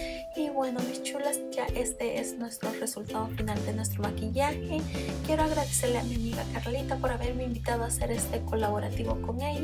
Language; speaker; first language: Spanish; native; Spanish